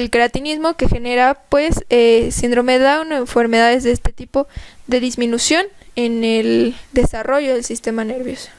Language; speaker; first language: Spanish; native; Spanish